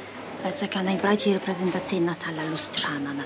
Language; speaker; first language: Polish; native; Polish